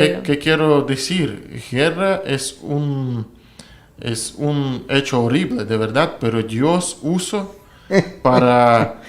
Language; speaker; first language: Spanish; non-native, learner; Russian